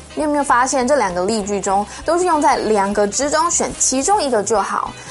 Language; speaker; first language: Chinese; native; Chinese